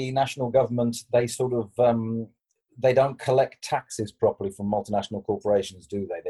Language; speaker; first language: English; native; English